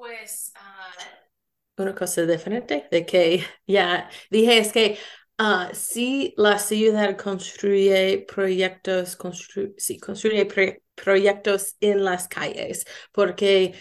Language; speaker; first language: Spanish; non-native, learner; English